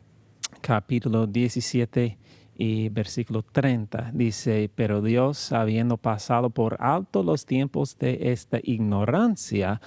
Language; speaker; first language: Spanish; non-native, learner; English